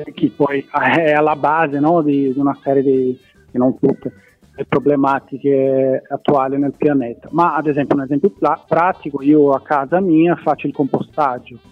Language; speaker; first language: Italian; non-native, fluent; Portuguese